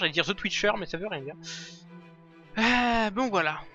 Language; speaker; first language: French; native; French